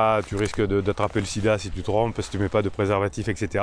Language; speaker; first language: French; native; French